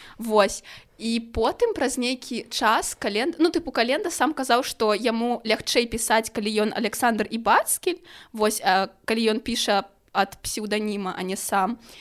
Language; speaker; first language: Belarusian; non-native, local second language; Russian